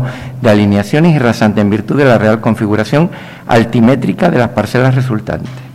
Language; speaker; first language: Spanish; native; Spanish